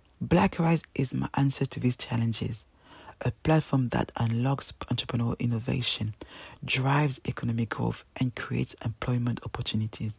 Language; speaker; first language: English; non-native, fluent; French